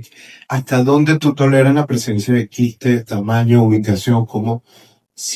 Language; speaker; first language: Spanish; native; Spanish